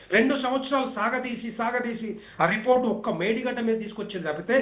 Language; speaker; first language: Telugu; native; Telugu